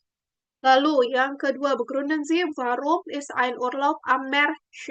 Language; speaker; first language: German; non-native, fluent; Indonesian